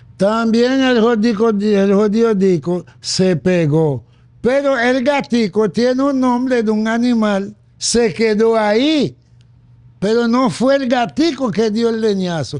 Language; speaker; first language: Spanish; non-native, fluent; Haitian Creole